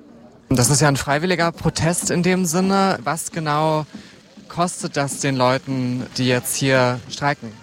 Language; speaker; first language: German; native; German